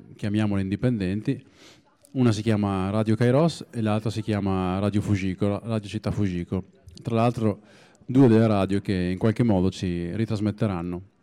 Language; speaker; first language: Italian; native; Italian